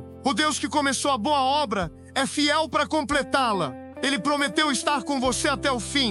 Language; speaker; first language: Portuguese; native; Portuguese